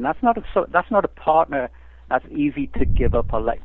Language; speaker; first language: English; native; English